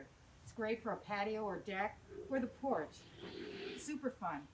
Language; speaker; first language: English; native; English